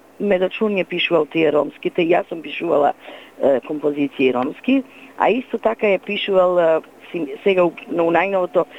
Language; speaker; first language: Macedonian; non-native, local second language; Romany